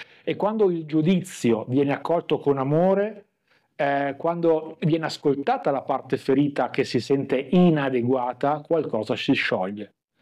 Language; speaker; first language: Italian; native; Italian